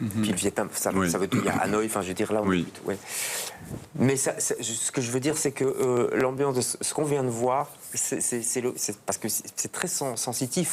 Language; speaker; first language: French; native; French